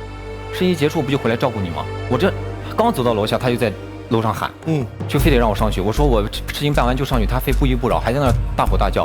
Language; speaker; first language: Chinese; native; Chinese